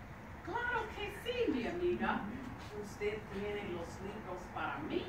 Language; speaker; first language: Spanish; non-native, learner; English